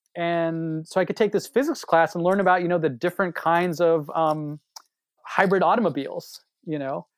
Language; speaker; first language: English; native; English